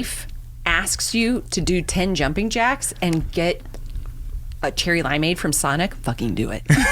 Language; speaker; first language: English; native; English